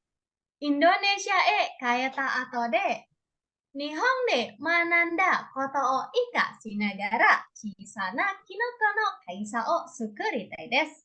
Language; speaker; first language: Japanese; non-native, learner; Indonesian